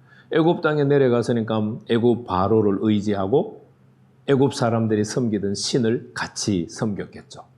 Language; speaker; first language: Korean; native; Korean